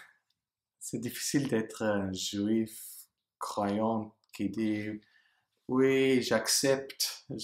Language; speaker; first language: French; non-native, learner; English